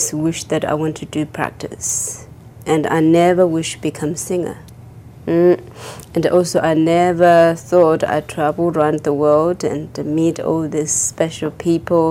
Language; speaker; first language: English; non-native, fluent; Chinese